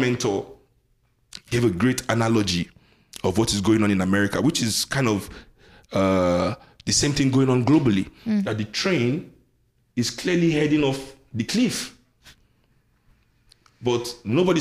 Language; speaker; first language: English; non-native, local second language; Yoruba